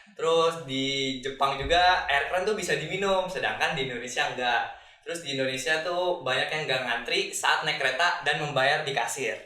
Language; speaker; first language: Indonesian; native; Indonesian